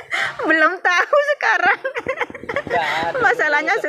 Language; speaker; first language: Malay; non-native, local second language; Javanese